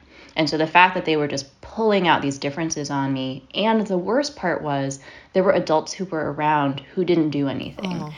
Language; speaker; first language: English; native; English